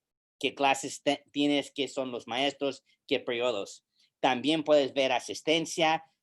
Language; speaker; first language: Spanish; early bilingual, heritage; English